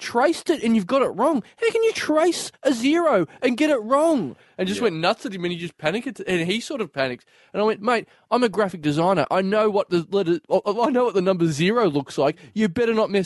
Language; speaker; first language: English; native; English